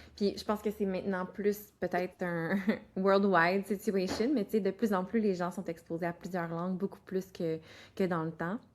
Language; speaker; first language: French; native; French